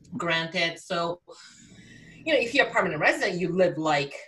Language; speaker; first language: English; non-native, fluent; Japanese